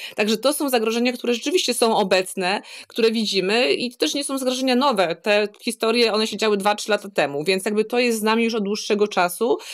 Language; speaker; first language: Polish; native; Polish